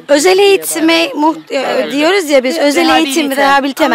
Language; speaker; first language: Turkish; native; Turkish